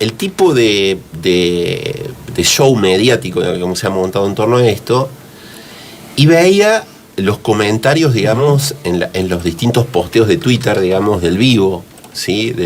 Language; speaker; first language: Spanish; native; Spanish